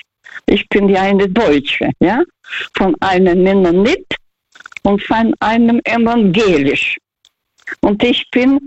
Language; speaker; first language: German; non-native, fluent; Russian